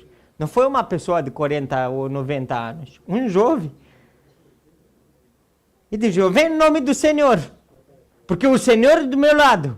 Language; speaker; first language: Portuguese; non-native, fluent; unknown